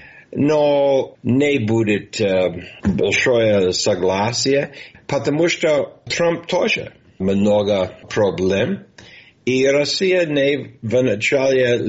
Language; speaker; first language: Russian; non-native, fluent; English